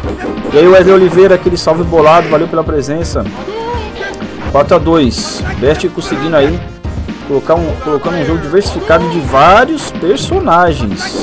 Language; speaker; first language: Portuguese; native; Portuguese